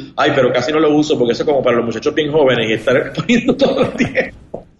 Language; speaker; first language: Spanish; native; Spanish